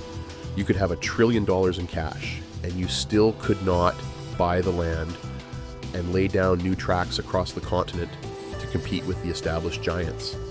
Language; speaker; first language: English; native; English